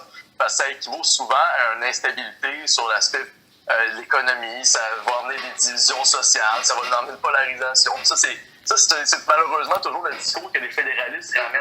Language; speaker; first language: French; native; French